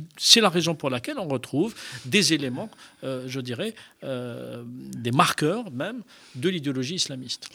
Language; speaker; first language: French; non-native, local second language; Arabic